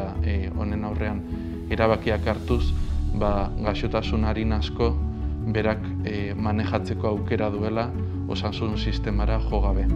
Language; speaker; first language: Basque; native; Basque